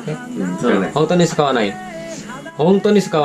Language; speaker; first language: Japanese; non-native, learner; Sundanese